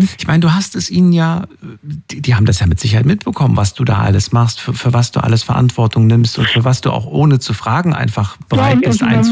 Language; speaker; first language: German; native; German